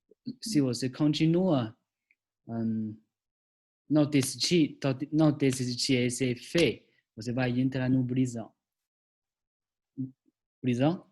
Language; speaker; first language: Portuguese; non-native, learner; Chinese